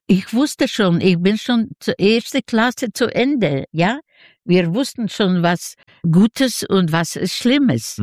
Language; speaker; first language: German; non-native, learner; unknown